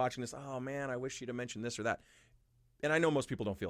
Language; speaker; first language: English; native; English